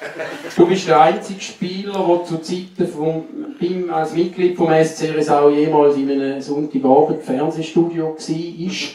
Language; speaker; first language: German; native; German